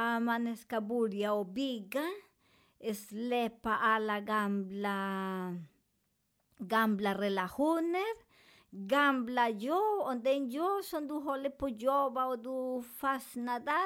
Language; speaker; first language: Swedish; non-native, learner; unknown